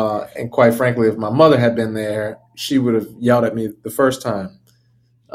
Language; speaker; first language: English; native; English